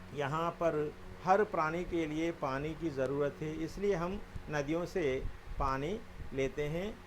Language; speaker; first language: Hindi; non-native, local second language; Telugu